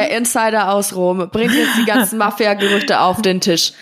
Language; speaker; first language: German; native; German